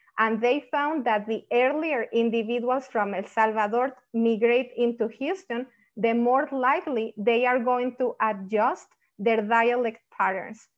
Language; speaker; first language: English; non-native, fluent; Spanish